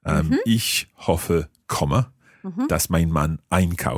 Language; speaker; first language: German; non-native, learner; English